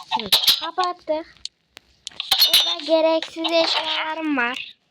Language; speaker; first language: Turkish; native; Turkish